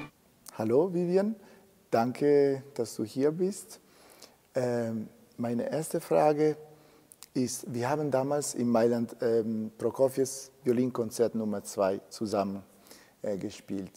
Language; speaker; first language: German; non-native, fluent; Italian